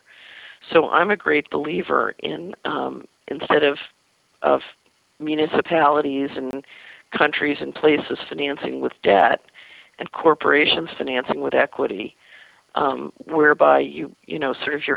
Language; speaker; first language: English; native; English